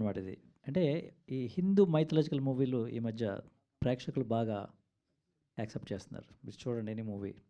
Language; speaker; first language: Telugu; native; Telugu